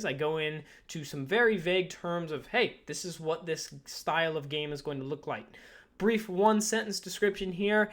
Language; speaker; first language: English; native; English